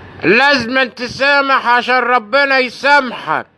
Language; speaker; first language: Arabic; native; Arabic